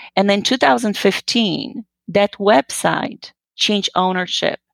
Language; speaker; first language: English; non-native, fluent; Polish